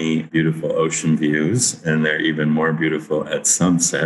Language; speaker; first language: English; native; English